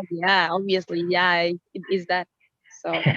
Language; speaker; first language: English; non-native, fluent; Spanish